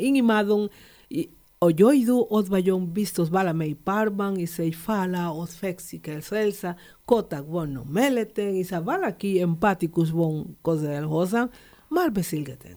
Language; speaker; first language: Hungarian; non-native, fluent; Spanish